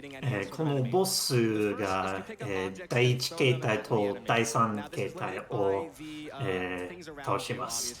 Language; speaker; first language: Japanese; non-native, learner; English